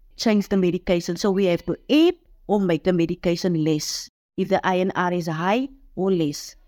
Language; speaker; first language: English; non-native, local second language; Afrikaans